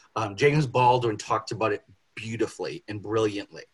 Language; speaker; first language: English; native; English